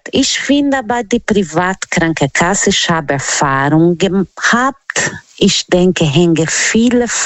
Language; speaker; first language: German; non-native, learner; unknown